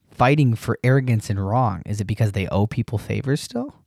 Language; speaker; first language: English; native; English